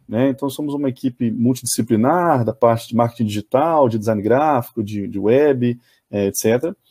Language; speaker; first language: Portuguese; native; Portuguese